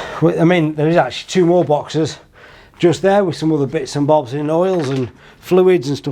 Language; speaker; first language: English; native; English